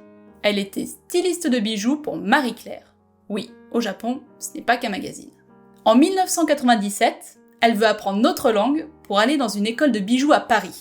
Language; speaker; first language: French; native; French